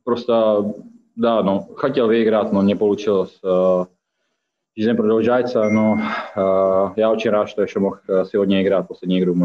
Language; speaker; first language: Russian; non-native, fluent; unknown